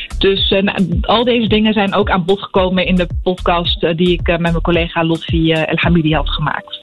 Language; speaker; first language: Dutch; early bilingual, other home language; Arabic